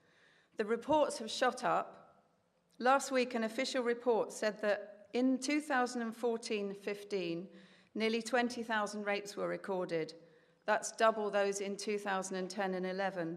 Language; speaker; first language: English; native; English